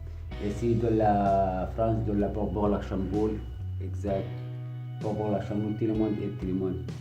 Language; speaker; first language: French; non-native, learner; Arabic